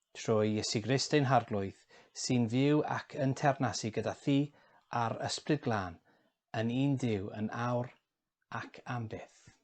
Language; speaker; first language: Welsh; non-native, local second language; English